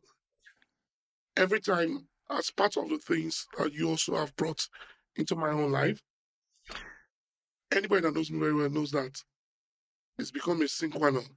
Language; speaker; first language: English; non-native, local second language; Yoruba